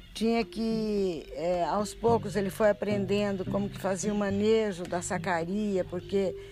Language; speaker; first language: Portuguese; native; Portuguese